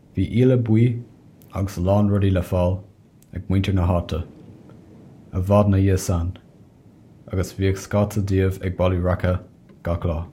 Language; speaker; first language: Irish; native; Irish